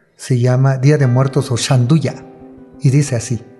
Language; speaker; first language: Spanish; native; Spanish